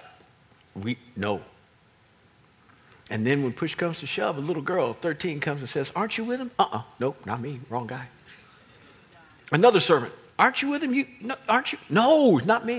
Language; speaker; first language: English; native; English